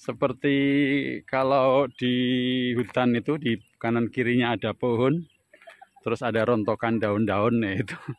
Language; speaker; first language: Indonesian; non-native, local second language; Javanese